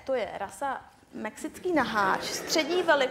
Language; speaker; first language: Czech; native; Czech